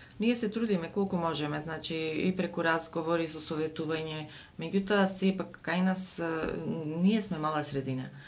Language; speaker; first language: Macedonian; native; Macedonian